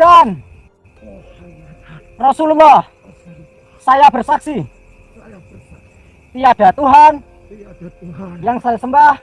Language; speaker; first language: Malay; non-native, local second language; Javanese